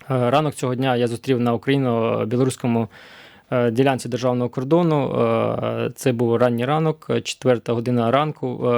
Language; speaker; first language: Ukrainian; native; Ukrainian